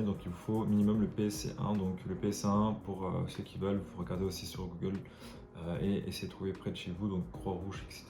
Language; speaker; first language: French; native; French